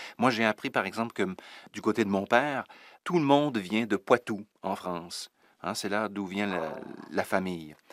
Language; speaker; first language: French; native; French